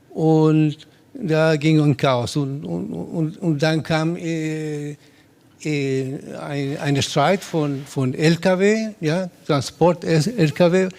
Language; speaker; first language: German; non-native, learner; Spanish